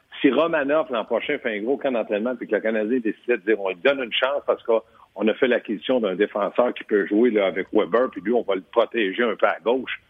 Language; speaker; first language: French; native; French